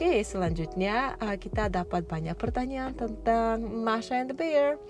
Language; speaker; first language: Indonesian; non-native, fluent; Russian